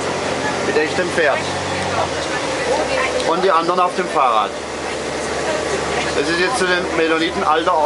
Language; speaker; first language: German; native; German